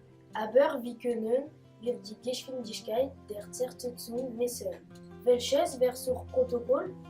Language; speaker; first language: German; non-native, learner; French